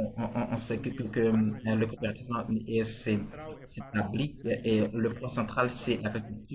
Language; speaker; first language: French; non-native, fluent; Portuguese